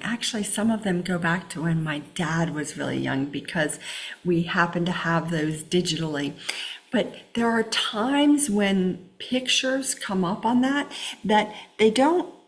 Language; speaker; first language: English; native; English